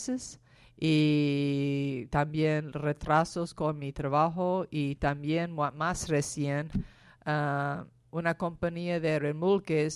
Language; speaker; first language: Spanish; non-native, fluent; English